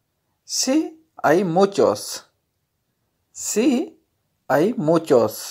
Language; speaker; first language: Spanish; non-native, learner; Urdu